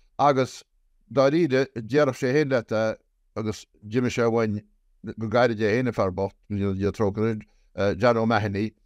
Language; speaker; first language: Irish; native; Irish